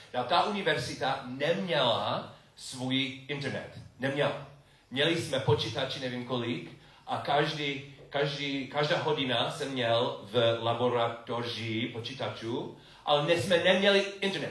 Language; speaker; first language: Czech; non-native, learner; English